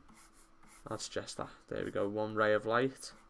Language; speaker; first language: English; native; English